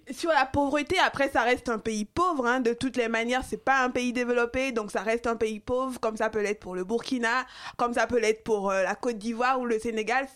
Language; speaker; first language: French; non-native, local second language; Fon